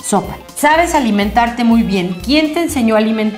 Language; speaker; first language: Spanish; native; Spanish